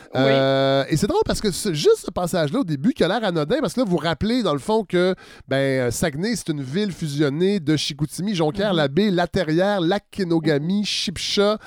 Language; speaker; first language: French; native; French